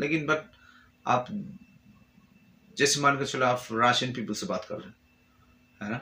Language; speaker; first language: Hindi; non-native, fluent; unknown